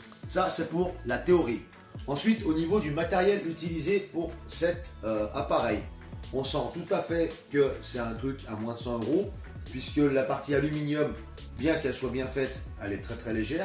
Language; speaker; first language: French; native; French